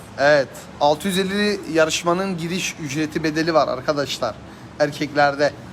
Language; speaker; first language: Turkish; native; Turkish